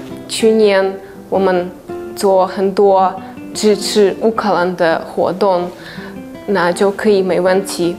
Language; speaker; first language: Chinese; non-native, fluent; Russian